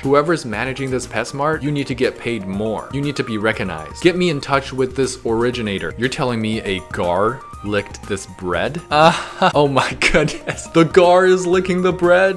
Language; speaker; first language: English; native; English